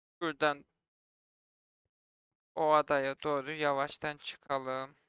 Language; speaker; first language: Turkish; native; Turkish